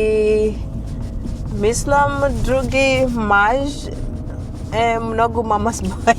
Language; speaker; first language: Macedonian; non-native, learner; English